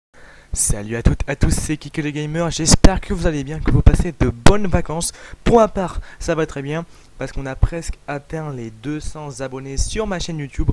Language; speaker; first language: French; native; French